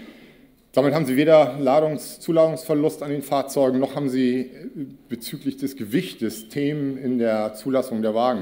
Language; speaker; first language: German; native; German